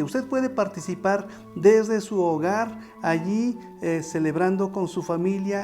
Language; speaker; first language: Spanish; native; Spanish